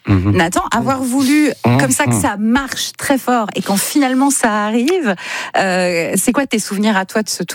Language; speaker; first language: French; native; French